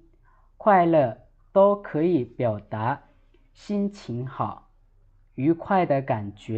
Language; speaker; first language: Chinese; non-native, fluent; Lao